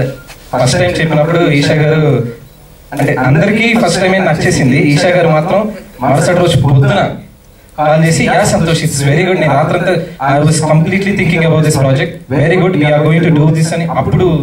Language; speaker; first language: Telugu; native; Telugu